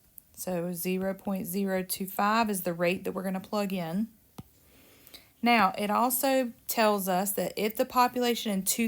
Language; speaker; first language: English; native; English